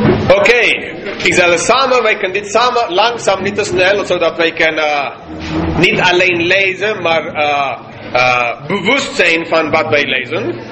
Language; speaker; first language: Dutch; non-native, fluent; English